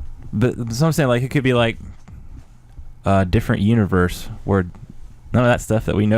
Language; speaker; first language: English; native; English